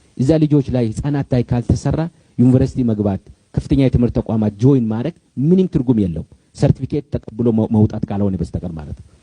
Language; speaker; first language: Amharic; non-native, local second language; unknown